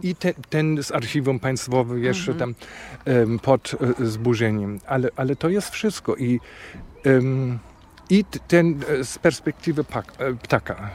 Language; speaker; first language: Polish; non-native, fluent; German